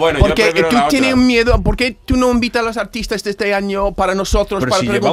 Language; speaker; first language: Spanish; non-native, learner; English